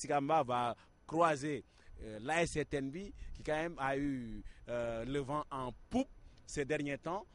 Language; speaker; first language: French; non-native, local second language; Wolof